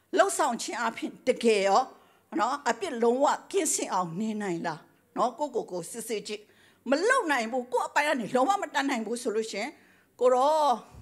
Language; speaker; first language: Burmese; non-native, local second language; Tedim Chin